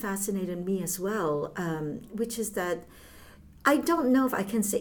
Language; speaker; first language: English; early bilingual, other home language; Cantonese